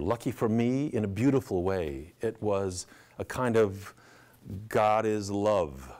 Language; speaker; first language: English; native; English